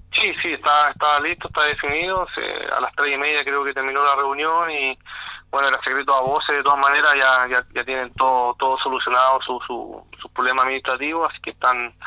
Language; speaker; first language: Spanish; native; Spanish